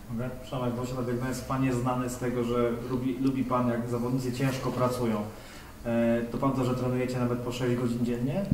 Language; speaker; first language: Polish; native; Polish